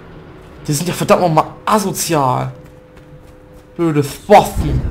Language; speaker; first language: German; native; German